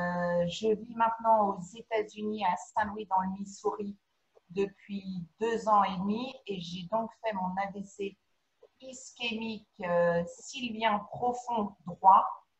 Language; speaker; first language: French; native; French